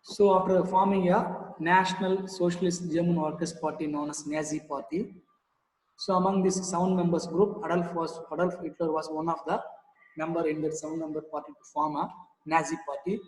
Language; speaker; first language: English; non-native, local second language; Tamil